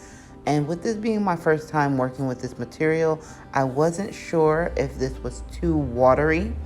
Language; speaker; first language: English; native; English